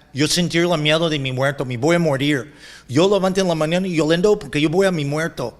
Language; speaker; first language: Spanish; non-native, learner; English